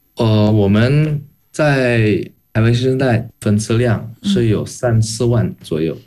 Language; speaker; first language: Chinese; non-native, fluent; Indonesian